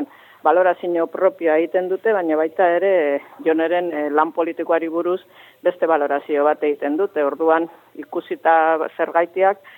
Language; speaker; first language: Basque; native; Basque